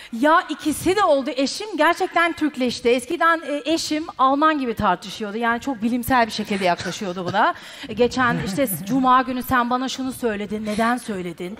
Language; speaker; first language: Turkish; early bilingual, heritage; Turkish